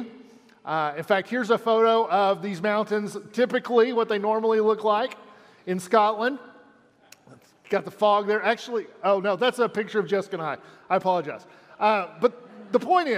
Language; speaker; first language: English; native; English